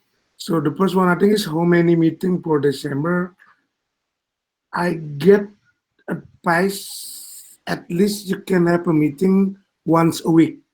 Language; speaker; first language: English; non-native, learner; Indonesian